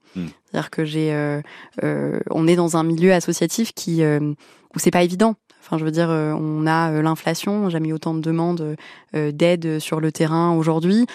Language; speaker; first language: French; early bilingual, other home language; Arabic